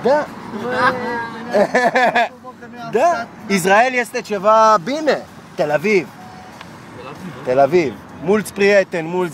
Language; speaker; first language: Romanian; non-native, learner; Hebrew